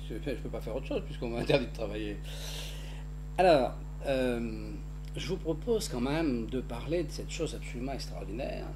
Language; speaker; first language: French; native; French